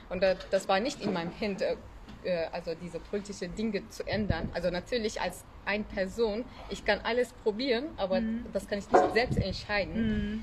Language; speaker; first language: German; non-native, learner; Turkish